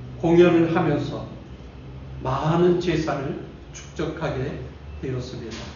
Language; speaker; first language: Korean; native; Korean